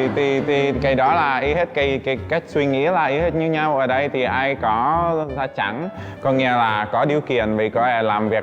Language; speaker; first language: Vietnamese; non-native, fluent; Czech